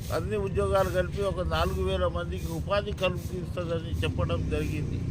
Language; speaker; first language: Telugu; non-native, local second language; Lambadi